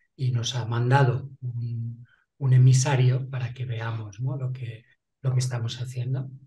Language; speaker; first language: Spanish; non-native, local second language; Catalan